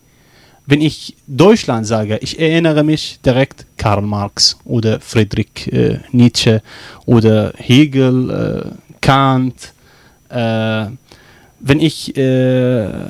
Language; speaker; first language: German; non-native, learner; Arabic